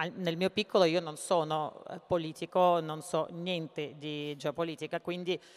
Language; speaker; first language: Italian; non-native, fluent; Russian